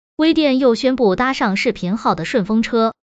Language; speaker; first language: Chinese; native; Chinese